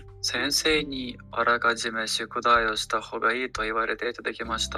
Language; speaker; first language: Japanese; non-native, learner; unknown